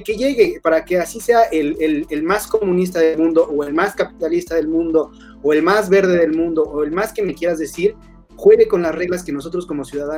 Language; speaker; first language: Spanish; native; Spanish